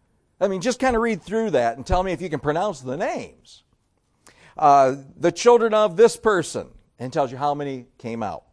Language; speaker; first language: English; native; English